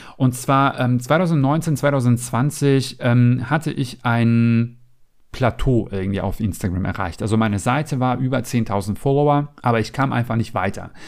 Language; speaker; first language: German; non-native, fluent; Macedonian